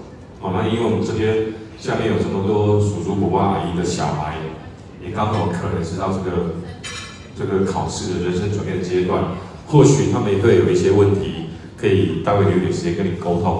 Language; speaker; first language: Chinese; native; Chinese